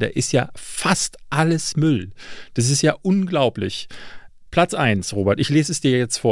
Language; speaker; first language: German; native; German